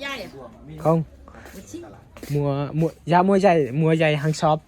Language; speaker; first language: Vietnamese; non-native, learner; Thai